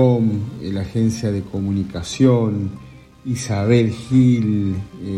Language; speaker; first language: Spanish; native; Spanish